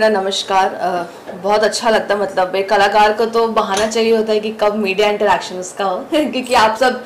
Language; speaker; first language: Hindi; native; Hindi